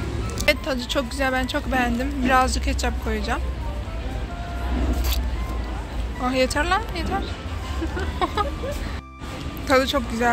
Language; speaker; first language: Turkish; early bilingual, other home language; Arabic